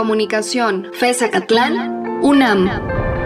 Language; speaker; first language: Spanish; native; Spanish